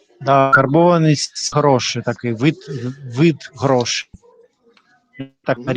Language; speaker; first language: Ukrainian; non-native, learner; Russian